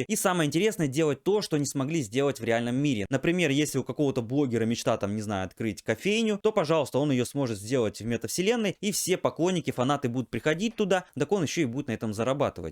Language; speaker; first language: Russian; native; Russian